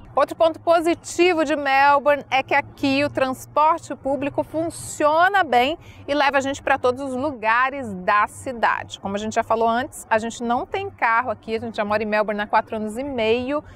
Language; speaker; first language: Portuguese; native; Portuguese